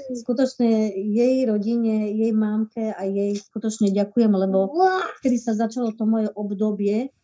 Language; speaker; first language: Slovak; native; Slovak